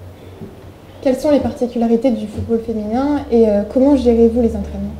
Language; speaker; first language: French; native; French